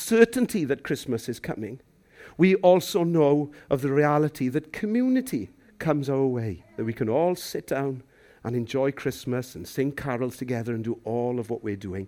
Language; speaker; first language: English; native; English